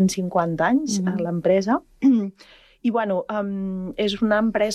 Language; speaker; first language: Catalan; native; Catalan